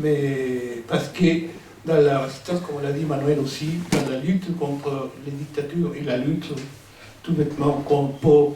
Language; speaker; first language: French; non-native, fluent; Spanish